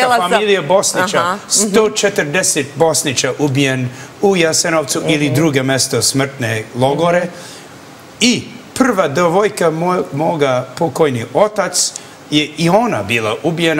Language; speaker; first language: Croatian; early bilingual, heritage; English